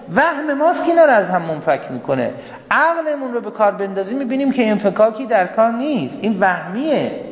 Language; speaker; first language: Persian; non-native, local second language; Azerbaijani